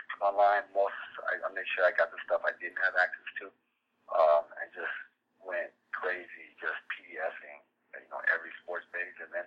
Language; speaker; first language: English; native; English